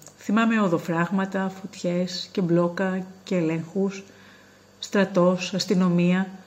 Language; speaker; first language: Greek; native; Greek